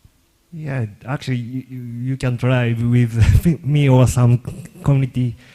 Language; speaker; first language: English; non-native, learner; Japanese